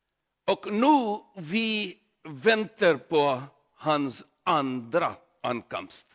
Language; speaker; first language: Swedish; non-native, learner; Urdu